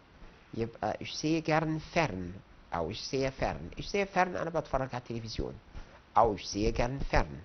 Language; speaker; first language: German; non-native, fluent; Arabic